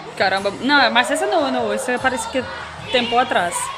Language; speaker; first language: Portuguese; non-native, learner; Russian